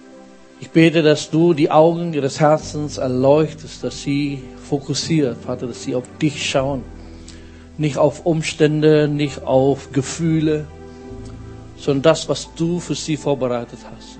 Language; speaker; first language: German; non-native, fluent; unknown